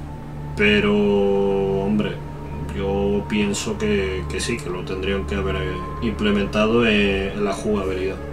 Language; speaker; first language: Spanish; native; Spanish